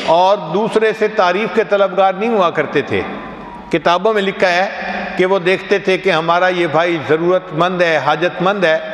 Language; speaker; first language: Urdu; non-native, local second language; Punjabi